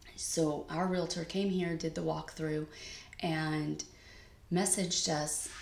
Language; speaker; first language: English; native; English